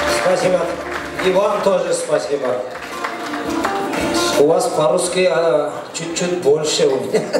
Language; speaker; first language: Russian; non-native, learner; Kyrgyz